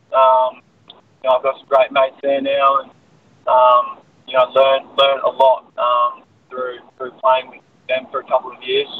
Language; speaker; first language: English; native; English